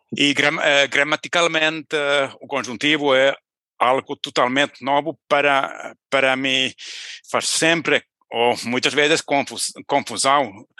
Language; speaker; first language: Portuguese; non-native, fluent; Finnish